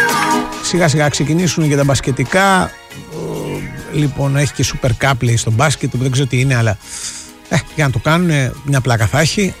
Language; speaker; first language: Greek; native; Greek